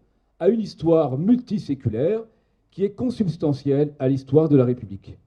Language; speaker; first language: French; native; French